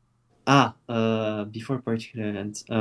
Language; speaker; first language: English; non-native, fluent; French